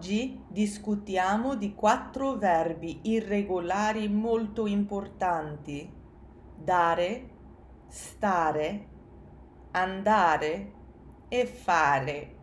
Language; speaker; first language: Italian; non-native, fluent; English